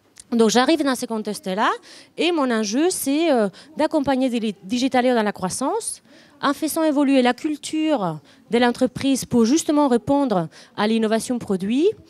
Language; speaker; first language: French; non-native, fluent; Spanish